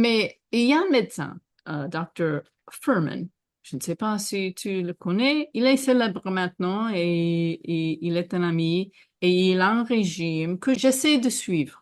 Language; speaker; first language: French; non-native, fluent; English